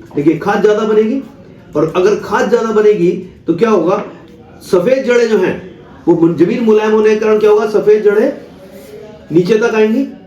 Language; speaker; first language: Hindi; non-native, local second language; Marathi